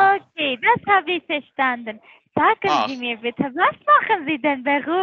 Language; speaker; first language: German; non-native, learner; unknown